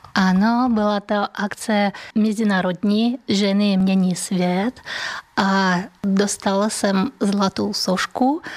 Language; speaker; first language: Czech; non-native, fluent; Russian